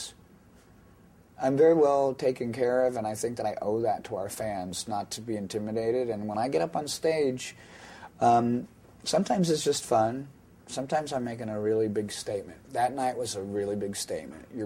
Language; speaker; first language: English; native; English